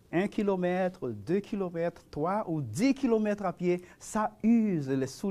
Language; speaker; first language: French; non-native, fluent; Spanish